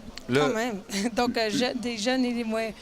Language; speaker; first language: French; native; French